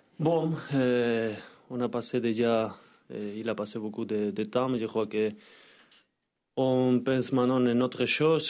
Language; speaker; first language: French; non-native, learner; Spanish